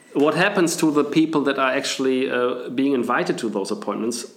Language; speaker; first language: English; non-native, fluent; German